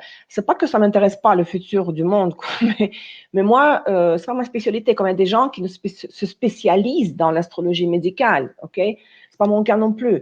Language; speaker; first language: French; non-native, fluent; Russian